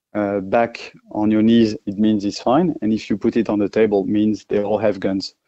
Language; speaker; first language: English; non-native, fluent; French